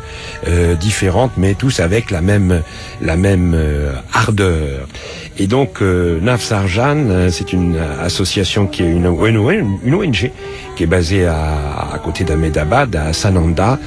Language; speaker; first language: French; native; French